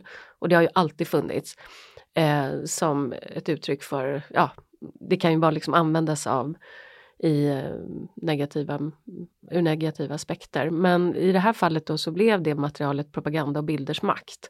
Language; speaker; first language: Swedish; native; Swedish